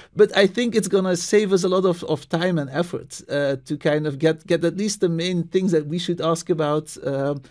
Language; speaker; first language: English; non-native, fluent; Dutch